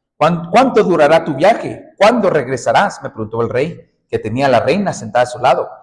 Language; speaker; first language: Spanish; early bilingual, heritage; Spanish